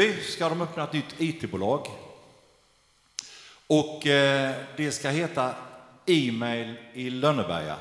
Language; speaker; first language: Swedish; native; Swedish